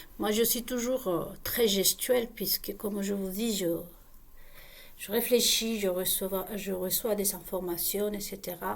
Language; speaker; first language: French; non-native, fluent; Spanish